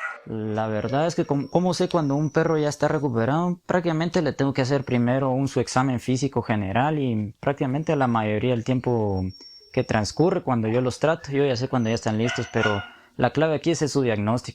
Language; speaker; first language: Spanish; native; Spanish